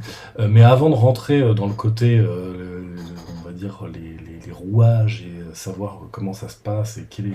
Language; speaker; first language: French; native; French